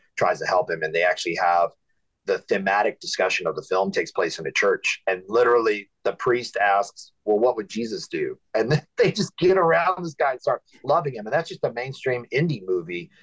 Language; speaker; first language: English; native; English